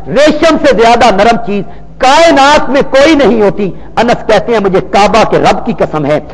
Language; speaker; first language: Urdu; non-native, local second language; Punjabi